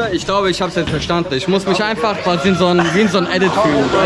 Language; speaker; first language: German; native; German